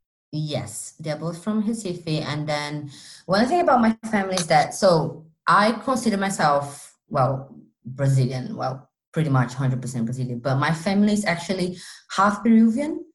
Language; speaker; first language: English; non-native, fluent; Portuguese